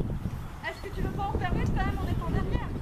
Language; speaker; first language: French; native; French